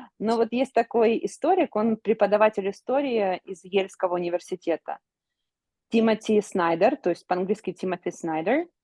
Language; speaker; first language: Russian; native; Russian